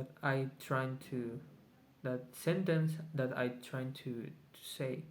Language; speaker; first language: English; non-native, learner; Spanish